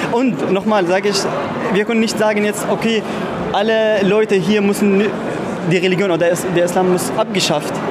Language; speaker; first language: German; non-native, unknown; Arabic